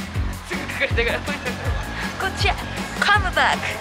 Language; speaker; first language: Japanese; native; Japanese